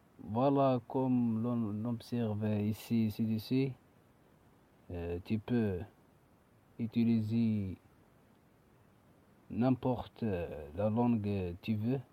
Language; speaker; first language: French; non-native, learner; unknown